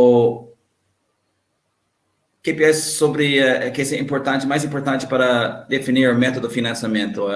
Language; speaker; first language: Portuguese; non-native, learner; English